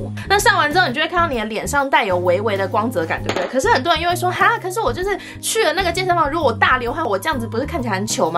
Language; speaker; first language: Chinese; native; Chinese